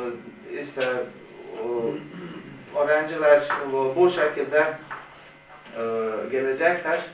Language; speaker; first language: Turkish; non-native, fluent; Bosnian